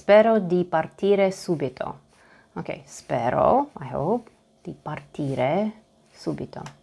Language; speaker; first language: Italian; non-native, learner; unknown